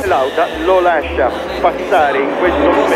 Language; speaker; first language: Italian; native; Italian